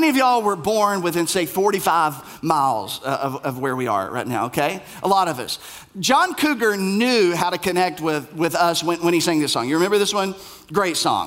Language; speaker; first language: English; native; English